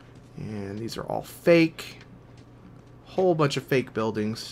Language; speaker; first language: English; native; English